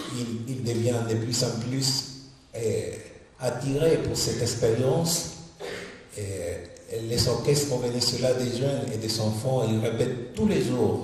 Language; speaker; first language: French; non-native, fluent; Spanish